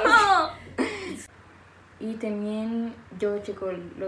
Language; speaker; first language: Spanish; non-native, fluent; French